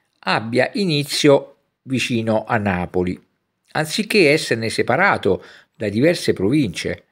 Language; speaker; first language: Italian; native; Italian